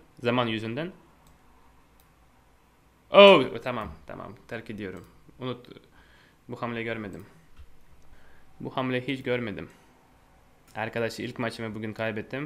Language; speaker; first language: Turkish; non-native, fluent; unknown